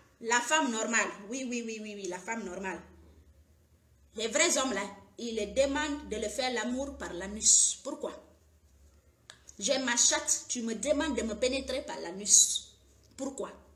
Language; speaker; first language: French; non-native, local second language; Fula